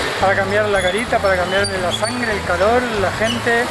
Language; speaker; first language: Spanish; native; Spanish